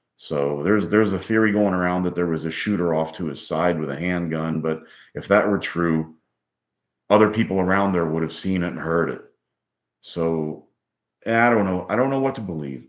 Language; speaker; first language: English; native; English